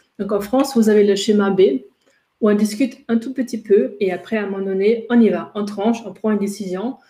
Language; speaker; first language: French; non-native, fluent; German